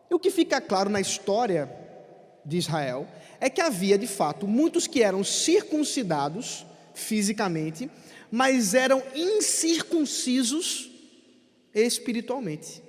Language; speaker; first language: Portuguese; native; Portuguese